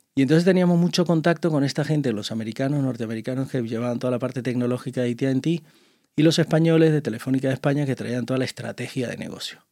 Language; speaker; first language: Spanish; native; Spanish